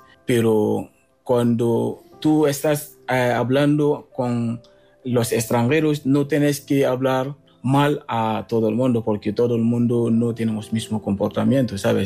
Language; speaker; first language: Spanish; non-native, learner; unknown